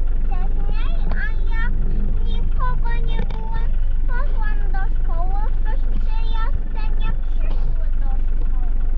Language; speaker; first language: Polish; early bilingual, heritage; Polish